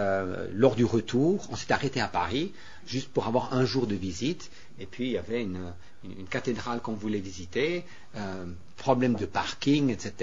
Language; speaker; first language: French; native; French